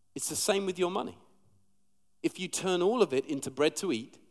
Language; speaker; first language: English; native; English